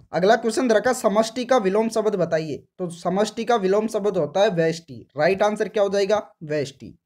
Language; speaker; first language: Hindi; native; Hindi